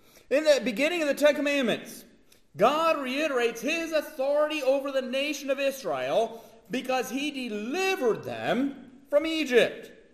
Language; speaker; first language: English; native; English